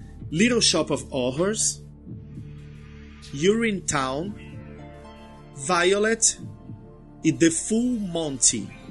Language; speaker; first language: English; non-native, fluent; Portuguese